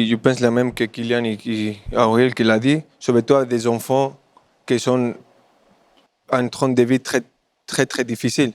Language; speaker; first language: French; non-native, fluent; Spanish